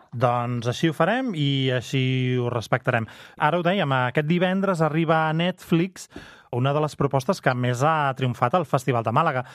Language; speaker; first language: Catalan; native; Catalan